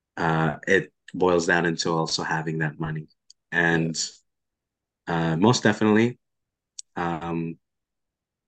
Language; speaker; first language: English; non-native, local second language; Filipino